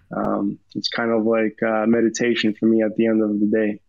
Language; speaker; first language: English; early bilingual, other home language; Romanian